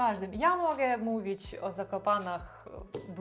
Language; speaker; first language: Polish; non-native, learner; Russian